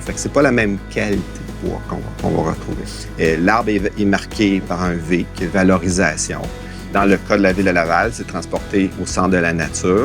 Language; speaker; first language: French; native; French